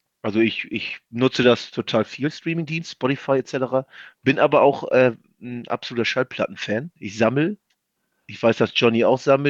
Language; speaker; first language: German; native; German